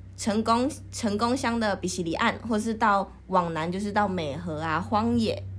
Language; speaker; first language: Chinese; native; Chinese